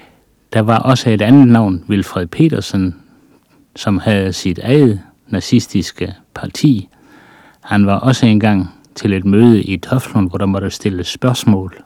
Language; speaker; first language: Danish; native; Danish